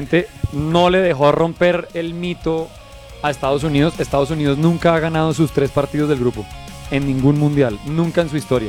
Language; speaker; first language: Spanish; native; Spanish